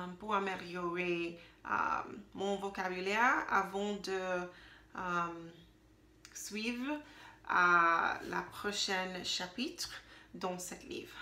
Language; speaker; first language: French; non-native, learner; English